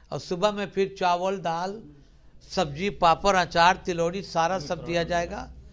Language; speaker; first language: Hindi; native; Hindi